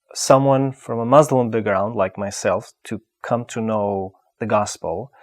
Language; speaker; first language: English; non-native, fluent; Albanian